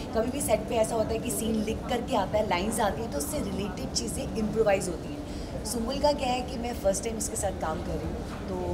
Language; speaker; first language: Hindi; native; Hindi